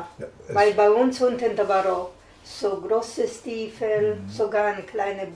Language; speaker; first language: German; non-native, learner; Italian